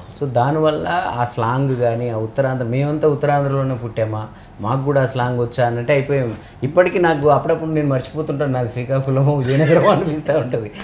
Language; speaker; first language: Telugu; native; Telugu